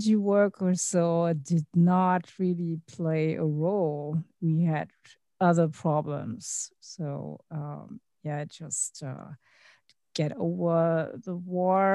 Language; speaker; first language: English; non-native, fluent; German